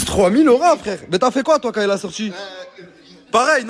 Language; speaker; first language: French; native; French